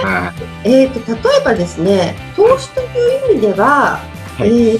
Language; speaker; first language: Japanese; native; Japanese